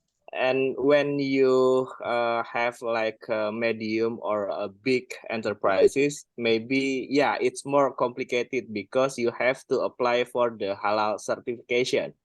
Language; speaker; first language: English; non-native, fluent; Indonesian